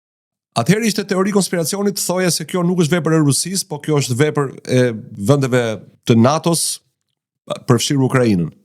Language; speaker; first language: Albanian; native; Albanian